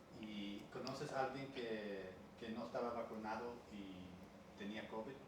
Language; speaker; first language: Spanish; early bilingual, heritage; English